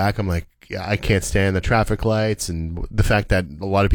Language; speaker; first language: English; native; English